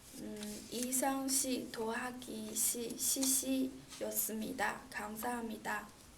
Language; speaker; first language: Korean; non-native, learner; Chinese